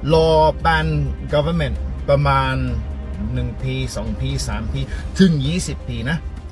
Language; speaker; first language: Thai; non-native, learner; English